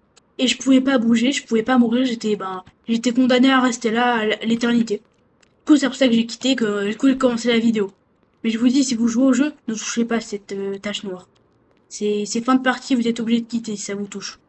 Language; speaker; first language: French; native; French